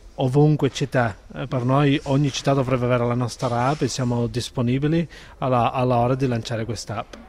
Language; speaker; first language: Italian; non-native, fluent; Spanish